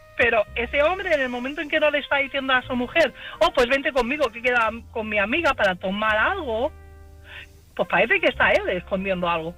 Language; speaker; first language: Spanish; native; Spanish